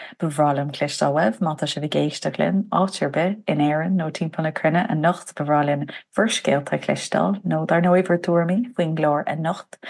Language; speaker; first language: Irish; non-native, local second language; English